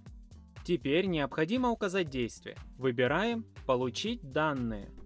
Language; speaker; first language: Russian; native; Russian